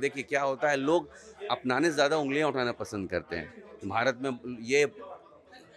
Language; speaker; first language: Hindi; native; Hindi